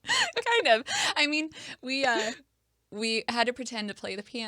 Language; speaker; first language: English; native; English